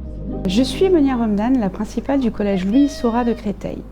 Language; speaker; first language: French; native; French